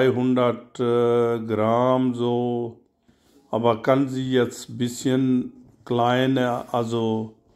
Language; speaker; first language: German; non-native, learner; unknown